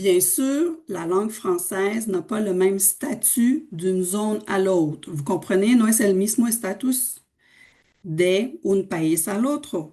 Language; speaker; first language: French; native; French